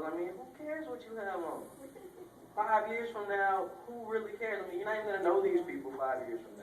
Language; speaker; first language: English; native; English